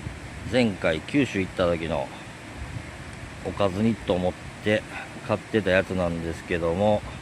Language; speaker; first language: Japanese; native; Japanese